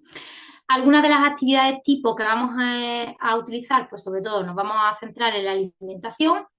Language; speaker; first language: Spanish; native; Spanish